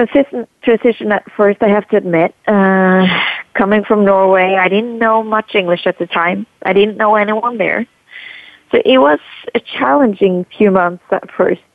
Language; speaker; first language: English; non-native, fluent; Norwegian